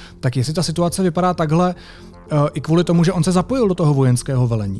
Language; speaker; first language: Czech; native; Czech